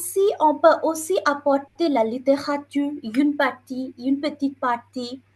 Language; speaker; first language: French; non-native, fluent; Bangla